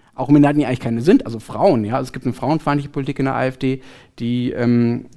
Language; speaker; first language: German; native; German